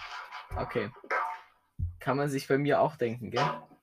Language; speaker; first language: German; native; German